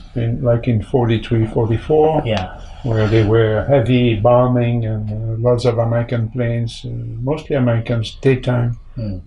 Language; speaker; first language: English; non-native, fluent; French